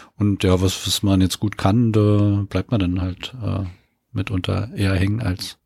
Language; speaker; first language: German; native; German